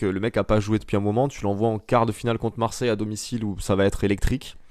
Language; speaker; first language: French; native; French